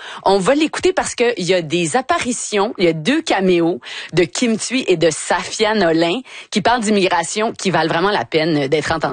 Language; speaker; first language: French; native; French